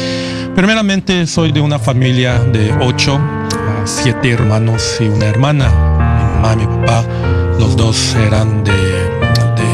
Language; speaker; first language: Spanish; early bilingual, heritage; Spanish